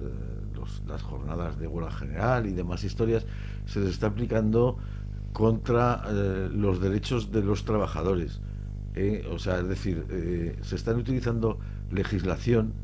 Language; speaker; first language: Spanish; native; Spanish